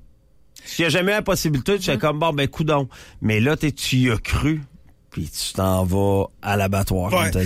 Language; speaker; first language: French; native; French